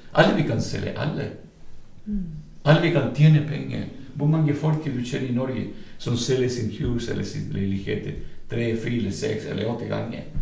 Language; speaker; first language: Norwegian; non-native, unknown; Spanish